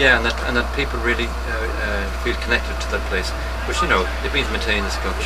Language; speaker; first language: English; native; English